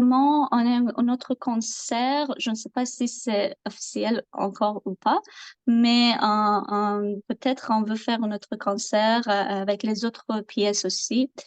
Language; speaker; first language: French; non-native, learner; Persian